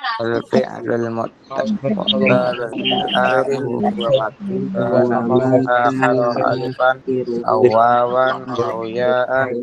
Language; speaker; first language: Arabic; non-native, learner; Indonesian